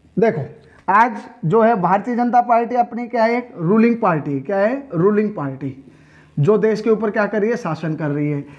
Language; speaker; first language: Hindi; native; Hindi